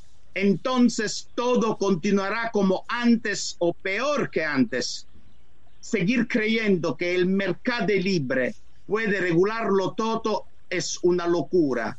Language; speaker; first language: Spanish; non-native, fluent; Italian